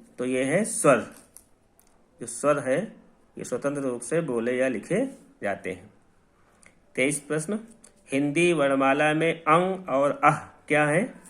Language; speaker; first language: Hindi; native; Hindi